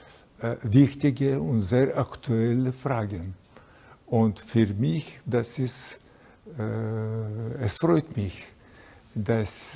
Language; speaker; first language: German; non-native, learner; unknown